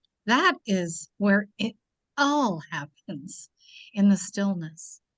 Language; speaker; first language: English; native; English